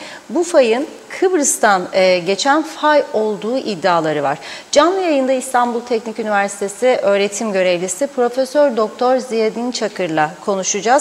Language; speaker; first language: Turkish; native; Turkish